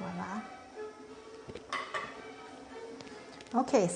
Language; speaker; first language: French; non-native, learner; Thai